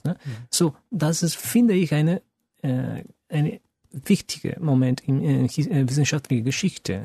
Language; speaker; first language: German; non-native, fluent; Spanish